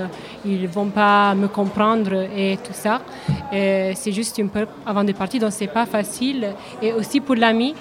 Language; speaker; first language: French; non-native, learner; Italian